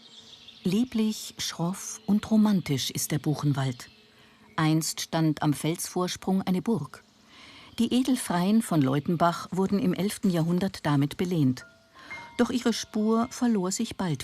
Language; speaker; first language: German; native; German